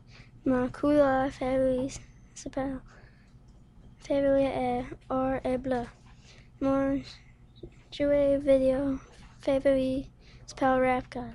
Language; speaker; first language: French; non-native, learner; English